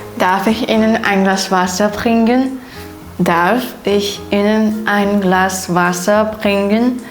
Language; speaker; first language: German; non-native, fluent; Ukrainian